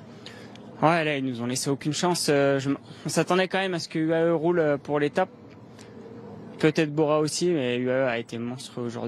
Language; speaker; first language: French; native; French